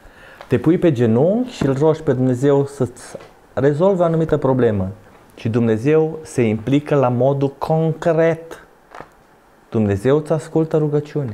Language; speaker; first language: Romanian; native; Romanian